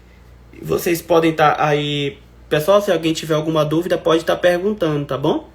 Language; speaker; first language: Portuguese; native; Portuguese